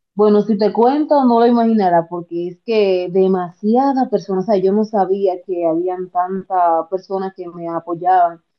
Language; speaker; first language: Spanish; native; Spanish